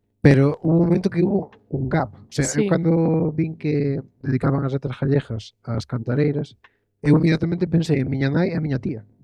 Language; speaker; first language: Galician; non-native, local second language; Spanish